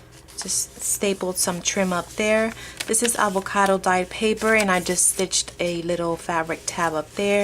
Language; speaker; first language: English; native; English